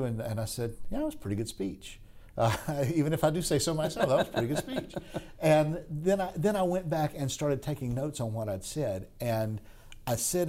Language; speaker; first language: English; native; English